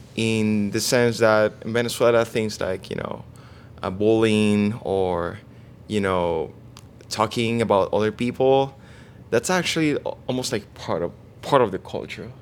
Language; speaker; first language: English; non-native, fluent; Spanish